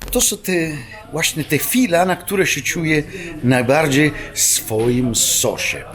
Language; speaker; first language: Polish; non-native, fluent; Italian